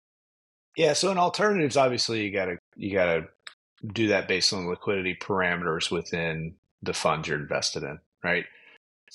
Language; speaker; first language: English; native; English